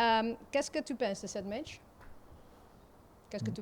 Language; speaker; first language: French; non-native, learner; Dutch